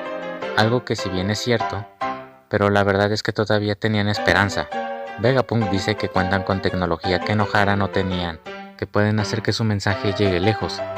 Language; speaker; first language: Spanish; native; Spanish